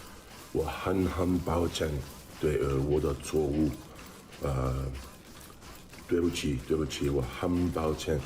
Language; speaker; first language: Chinese; non-native, learner; English